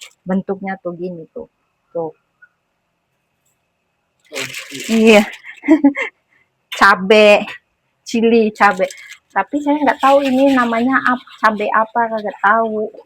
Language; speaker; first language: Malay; non-native, local second language; Indonesian